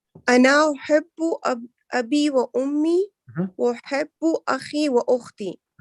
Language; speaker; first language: Arabic; non-native, learner; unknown